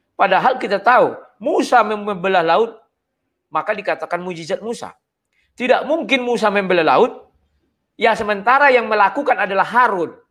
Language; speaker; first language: Indonesian; native; Indonesian